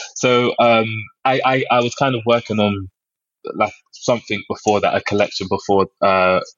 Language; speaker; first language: English; native; English